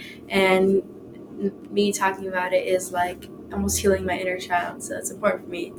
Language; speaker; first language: English; early bilingual, other home language; Hebrew